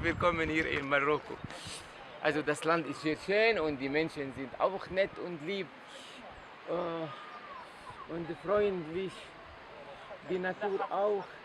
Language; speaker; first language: German; non-native, fluent; Arabic